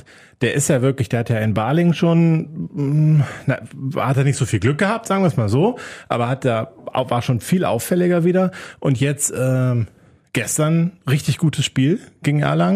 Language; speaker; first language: German; native; German